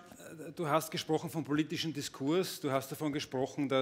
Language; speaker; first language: German; native; German